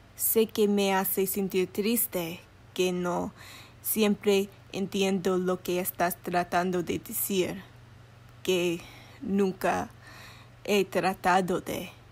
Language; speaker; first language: Spanish; early bilingual, heritage; English